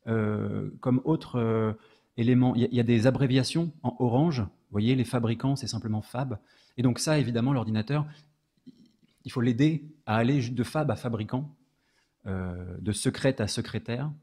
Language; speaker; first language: French; native; French